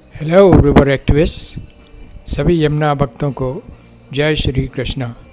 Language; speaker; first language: Hindi; native; Hindi